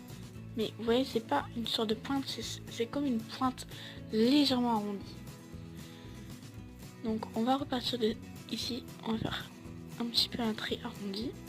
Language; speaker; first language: French; native; French